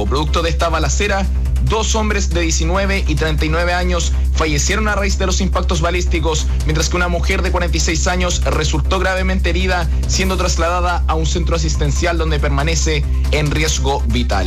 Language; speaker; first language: Spanish; native; Spanish